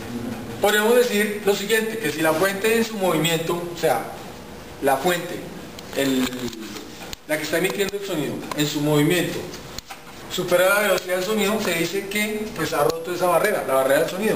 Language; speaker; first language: Spanish; native; Spanish